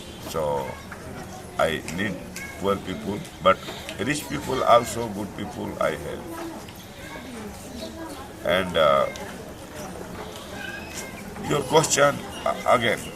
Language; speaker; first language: English; non-native, learner; Hindi